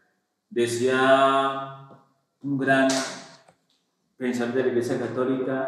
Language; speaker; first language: Spanish; native; Spanish